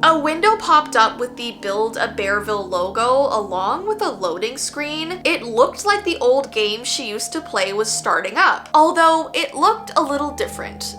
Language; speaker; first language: English; native; English